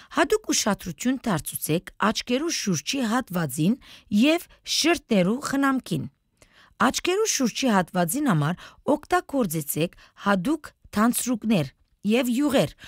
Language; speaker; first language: Armenian; early bilingual, heritage; Armenian